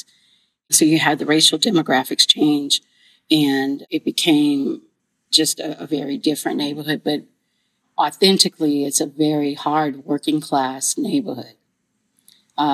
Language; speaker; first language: English; native; English